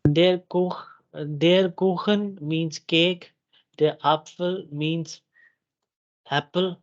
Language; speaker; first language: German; non-native, fluent; Urdu